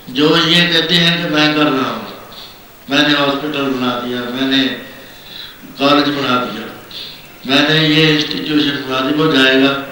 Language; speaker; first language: Hindi; non-native, local second language; Punjabi